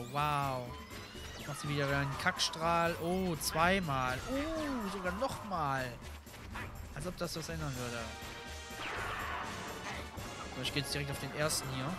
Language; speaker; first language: German; native; German